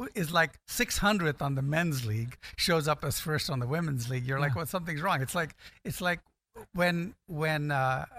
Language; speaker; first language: English; non-native, local second language; Akan